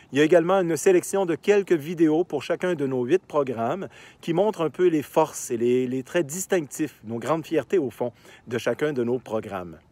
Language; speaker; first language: French; native; French